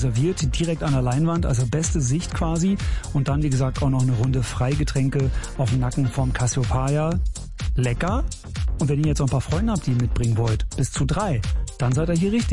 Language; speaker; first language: German; native; German